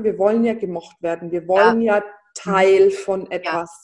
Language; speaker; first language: German; native; German